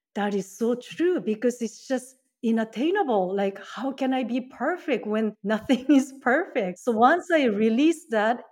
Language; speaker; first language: English; non-native, fluent; Japanese